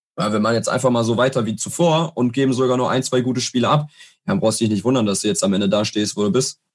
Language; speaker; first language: German; native; German